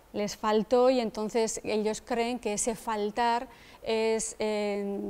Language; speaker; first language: Spanish; native; Spanish